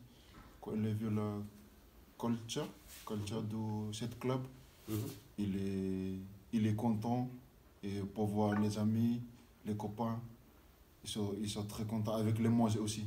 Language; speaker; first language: French; non-native, learner; Fijian